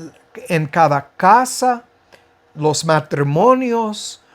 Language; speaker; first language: Spanish; non-native, fluent; English